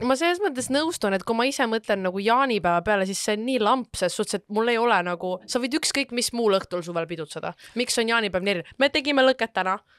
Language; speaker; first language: Estonian; native; Estonian